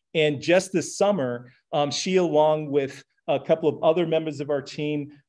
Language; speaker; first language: English; native; English